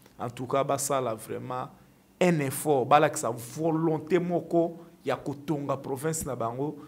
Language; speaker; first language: Lingala; native; Lingala